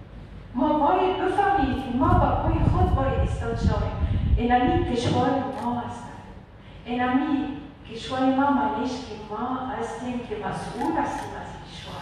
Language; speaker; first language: Persian; non-native, learner; Arabic